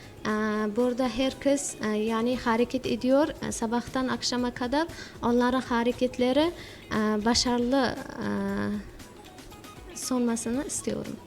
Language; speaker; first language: Turkish; non-native, learner; Uzbek